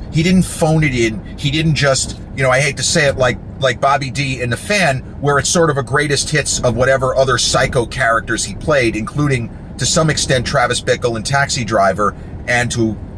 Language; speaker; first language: English; native; English